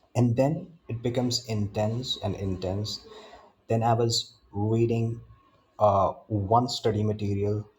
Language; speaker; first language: English; non-native, local second language; Punjabi